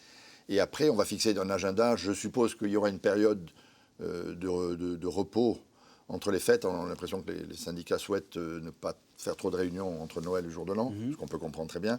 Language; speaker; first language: French; native; French